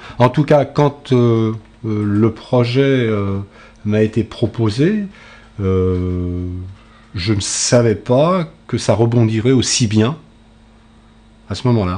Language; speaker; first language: French; native; French